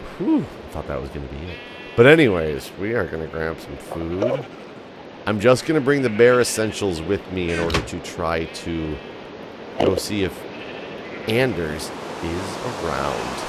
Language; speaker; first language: English; native; English